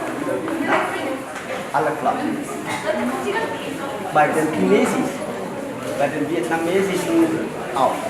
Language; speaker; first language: German; non-native, learner; Vietnamese